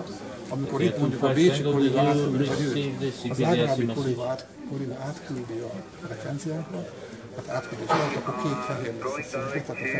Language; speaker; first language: Hungarian; native; Hungarian